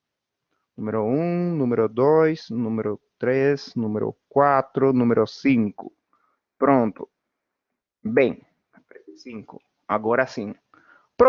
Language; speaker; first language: Portuguese; non-native, fluent; Spanish